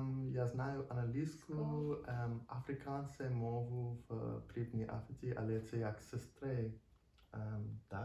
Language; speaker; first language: Ukrainian; non-native, learner; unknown